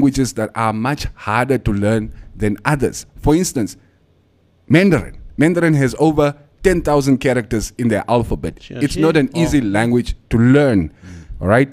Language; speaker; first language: English; non-native, local second language; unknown